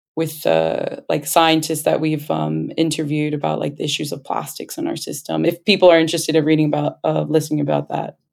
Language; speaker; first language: English; native; English